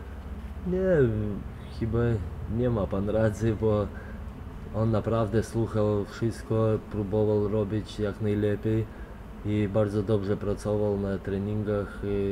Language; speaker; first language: Polish; non-native, fluent; Lithuanian